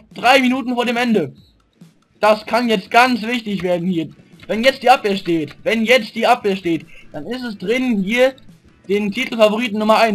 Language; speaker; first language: German; native; German